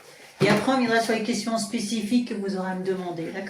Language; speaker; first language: French; native; French